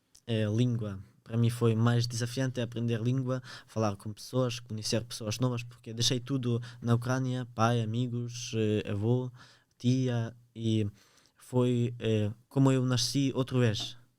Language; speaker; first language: Portuguese; early bilingual, other home language; Ukrainian